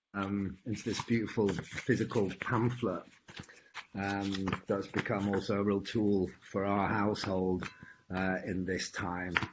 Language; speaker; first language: English; native; English